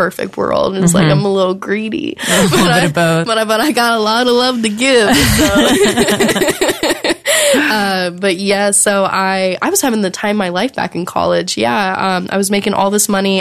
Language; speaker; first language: English; native; English